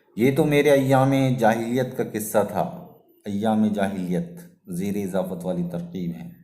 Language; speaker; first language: Urdu; native; Urdu